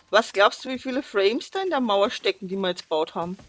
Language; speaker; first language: German; native; German